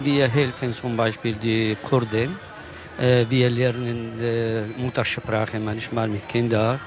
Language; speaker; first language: German; non-native, learner; Kurdish